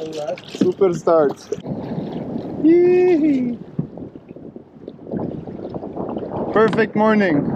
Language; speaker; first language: English; non-native, learner; French